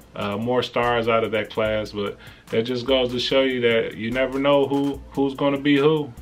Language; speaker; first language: English; native; English